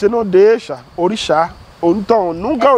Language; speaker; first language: Portuguese; non-native, learner; Yoruba